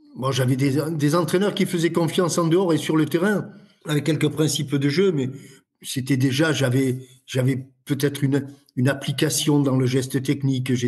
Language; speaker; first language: French; native; French